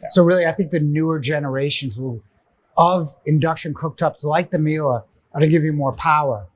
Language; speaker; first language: English; native; English